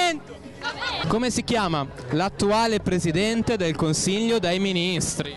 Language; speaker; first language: Italian; native; Italian